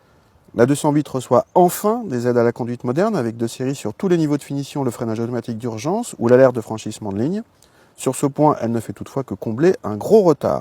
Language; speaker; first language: French; native; French